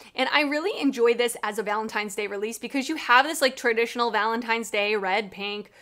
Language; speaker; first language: English; native; English